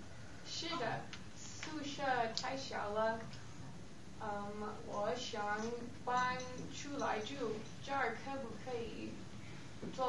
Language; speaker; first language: Chinese; non-native, learner; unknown